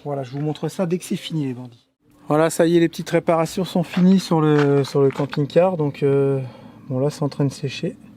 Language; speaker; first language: French; native; French